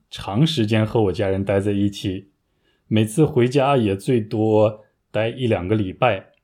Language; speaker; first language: Chinese; native; Chinese